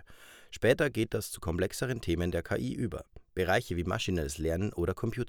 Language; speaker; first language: German; native; German